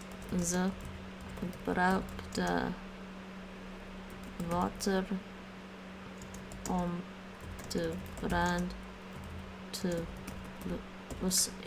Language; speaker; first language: Dutch; non-native, learner; English